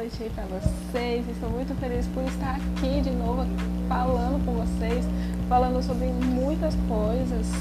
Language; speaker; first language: Portuguese; native; Portuguese